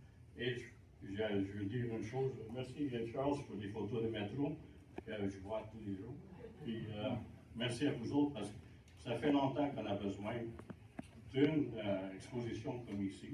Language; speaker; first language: French; non-native, local second language; English